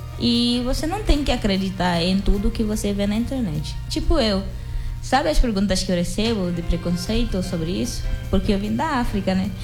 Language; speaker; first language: Portuguese; non-native, local second language; Upper Guinea Crioulo